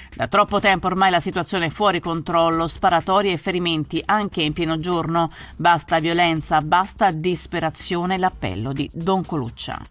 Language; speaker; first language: Italian; native; Italian